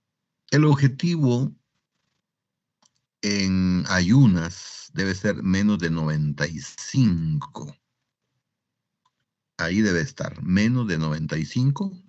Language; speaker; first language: Spanish; native; Spanish